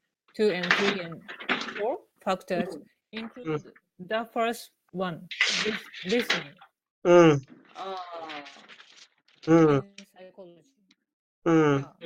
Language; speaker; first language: English; non-native, learner; Japanese